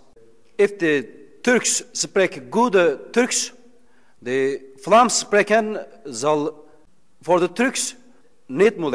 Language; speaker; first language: Dutch; non-native, learner; Turkish